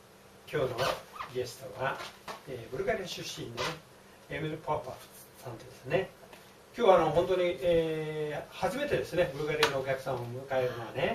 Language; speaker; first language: Japanese; native; Japanese